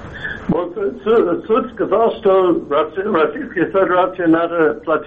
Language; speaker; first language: Russian; non-native, fluent; English